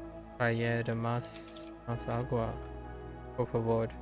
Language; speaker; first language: Spanish; non-native, learner; English